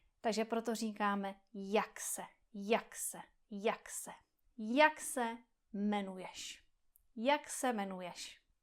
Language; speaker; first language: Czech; native; Czech